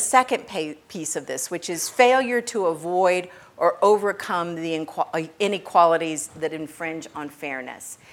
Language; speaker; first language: English; native; English